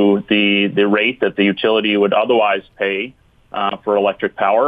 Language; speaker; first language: English; native; English